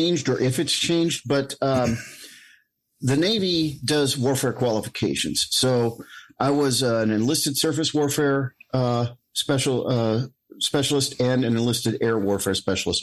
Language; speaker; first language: English; native; English